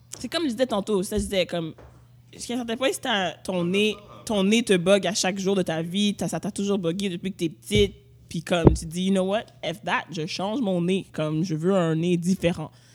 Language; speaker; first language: French; native; French